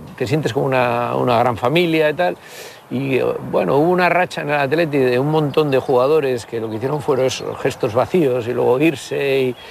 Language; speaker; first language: Spanish; native; Spanish